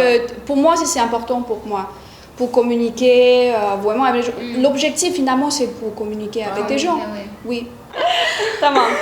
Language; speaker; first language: French; non-native, fluent; Chinese